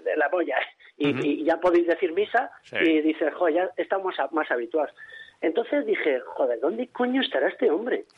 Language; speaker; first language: Spanish; native; Spanish